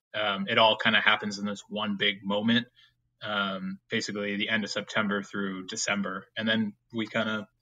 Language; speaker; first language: English; native; English